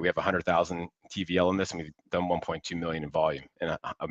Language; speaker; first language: English; native; English